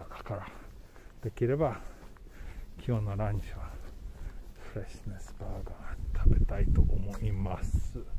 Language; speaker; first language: Japanese; non-native, fluent; Swedish